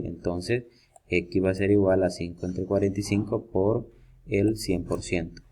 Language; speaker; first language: Spanish; native; Spanish